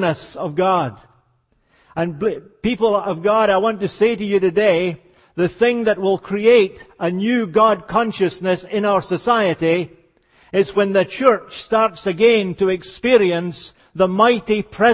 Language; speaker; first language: English; native; English